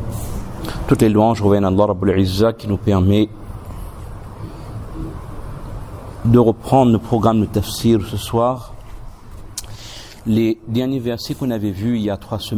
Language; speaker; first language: French; native; French